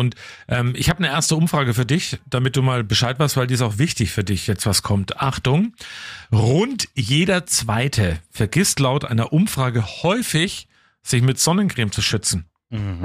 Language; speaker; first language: German; native; German